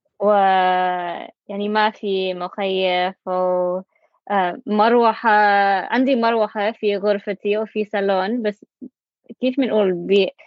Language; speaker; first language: Arabic; non-native, learner; English